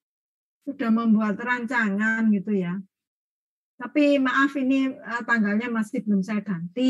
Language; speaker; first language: Indonesian; native; Indonesian